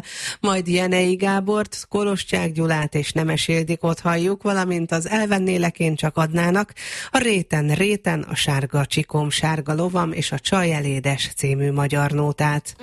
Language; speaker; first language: Hungarian; native; Hungarian